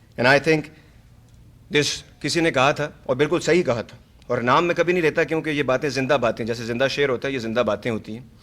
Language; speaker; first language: Urdu; non-native, local second language; Pashto